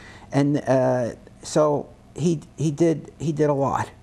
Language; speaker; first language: English; native; English